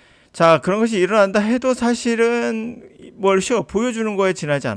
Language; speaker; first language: Korean; native; Korean